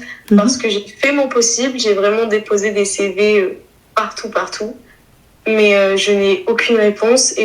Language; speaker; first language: French; native; French